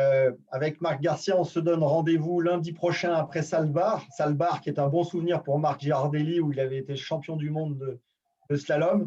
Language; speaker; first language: French; native; French